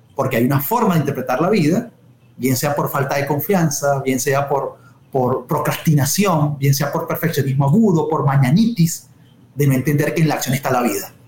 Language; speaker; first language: Spanish; native; Spanish